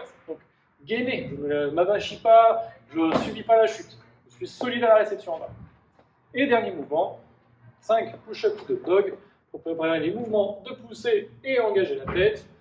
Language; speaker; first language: French; native; French